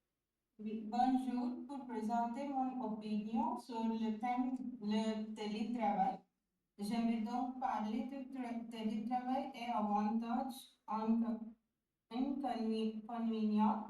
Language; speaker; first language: French; non-native, learner; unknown